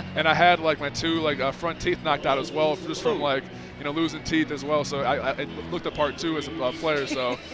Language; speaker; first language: English; native; English